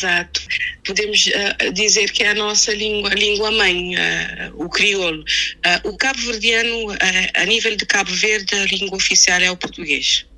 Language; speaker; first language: Portuguese; non-native, local second language; Kabuverdianu